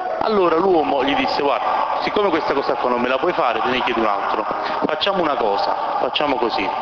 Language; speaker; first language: Italian; native; Italian